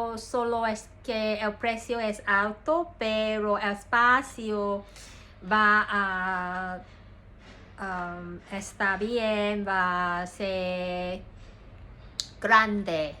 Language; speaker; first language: Spanish; non-native, learner; Cantonese